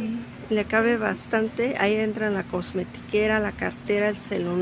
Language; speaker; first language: Spanish; native; Spanish